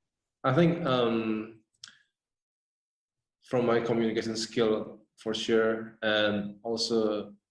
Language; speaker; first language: English; non-native, fluent; Indonesian